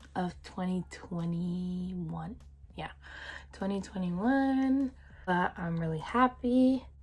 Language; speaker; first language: English; native; English